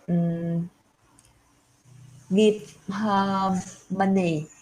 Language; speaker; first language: English; non-native, learner; Vietnamese